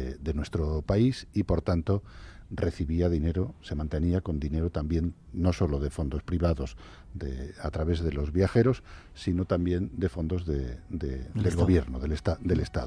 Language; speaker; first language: Spanish; native; Spanish